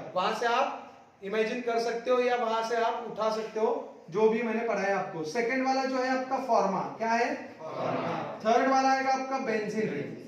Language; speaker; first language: Hindi; non-native, local second language; Marathi